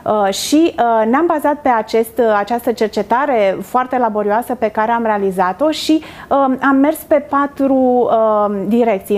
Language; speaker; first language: Romanian; native; Romanian